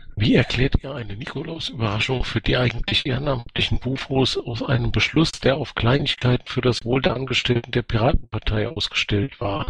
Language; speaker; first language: German; native; German